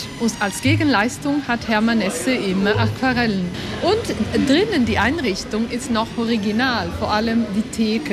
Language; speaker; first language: German; non-native, local second language; Italian